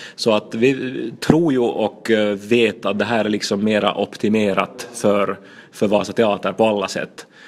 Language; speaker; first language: Swedish; native; Swedish